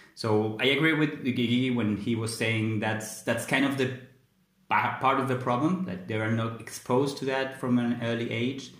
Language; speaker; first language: English; non-native, fluent; Spanish